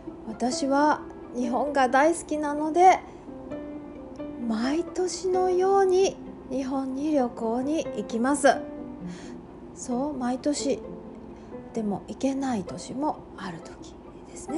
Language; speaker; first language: Japanese; non-native, learner; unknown